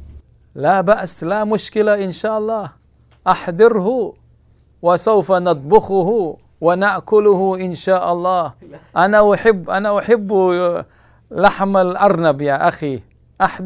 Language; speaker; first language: Arabic; non-native, fluent; English